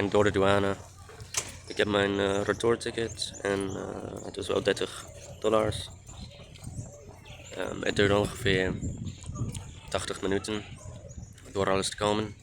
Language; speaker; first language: Dutch; non-native, learner; English